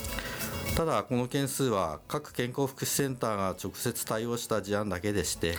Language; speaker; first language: Japanese; native; Japanese